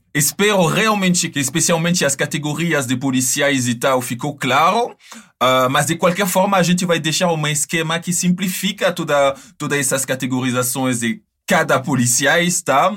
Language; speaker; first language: Portuguese; non-native, fluent; French